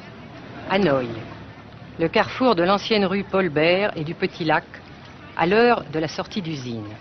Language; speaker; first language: French; native; French